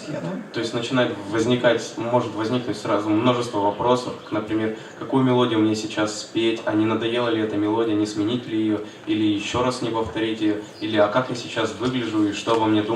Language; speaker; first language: Russian; native; Russian